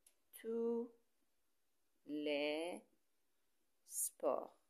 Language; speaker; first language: French; non-native, fluent; Persian